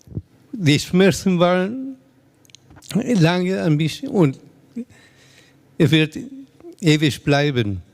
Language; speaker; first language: German; non-native, learner; Spanish